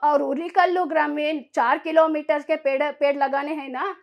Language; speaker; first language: Hindi; non-native, local second language; Kannada